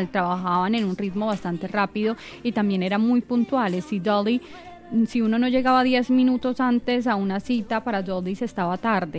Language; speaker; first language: Spanish; native; Spanish